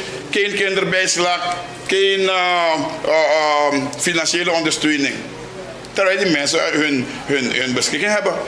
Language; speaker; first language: Dutch; non-native, local second language; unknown